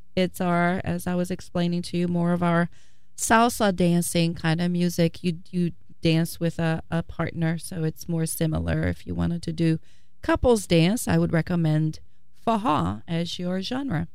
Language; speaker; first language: English; non-native, fluent; Portuguese